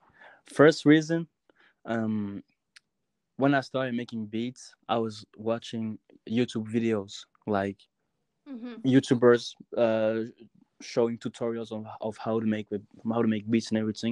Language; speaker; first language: English; non-native, local second language; French